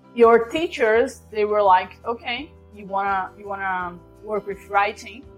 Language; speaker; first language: English; non-native, fluent; Portuguese